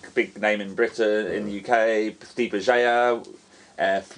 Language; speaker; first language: English; native; English